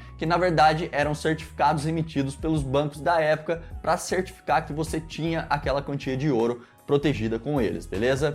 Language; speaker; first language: Portuguese; native; Portuguese